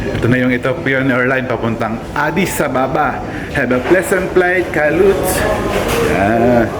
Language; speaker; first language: Filipino; non-native, local second language; Pampanga